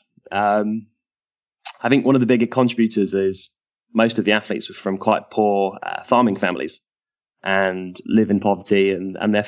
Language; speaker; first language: English; native; English